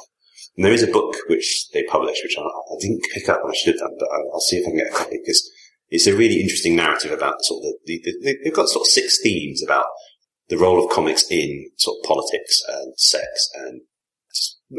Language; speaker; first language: English; native; English